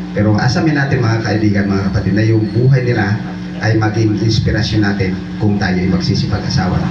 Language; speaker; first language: Filipino; non-native, local second language; Bikol